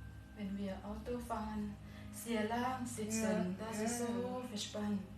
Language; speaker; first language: German; non-native, learner; Thai